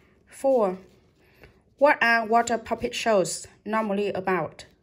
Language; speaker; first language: English; non-native, fluent; Vietnamese